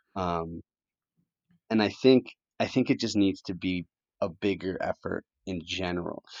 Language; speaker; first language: English; early bilingual, other home language; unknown